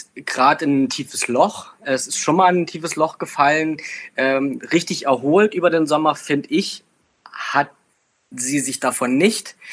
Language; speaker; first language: German; native; German